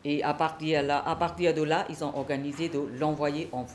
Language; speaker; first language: French; non-native, learner; Burmese